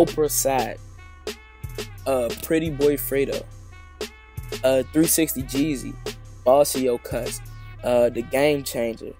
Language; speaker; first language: English; native; English